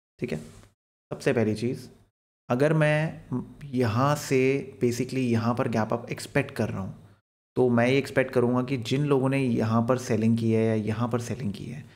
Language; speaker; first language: Hindi; native; Hindi